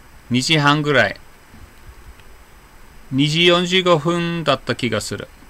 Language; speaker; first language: Japanese; non-native, fluent; English